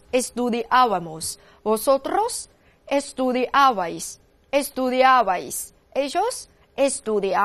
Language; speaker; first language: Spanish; non-native, learner; Chinese